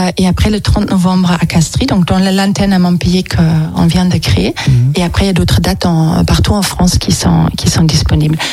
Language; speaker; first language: French; non-native, fluent; German